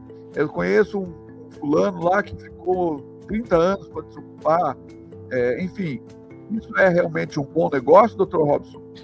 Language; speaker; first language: Portuguese; native; Portuguese